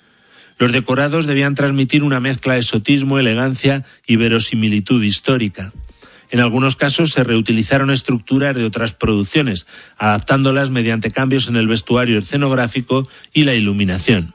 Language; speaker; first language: Spanish; native; Spanish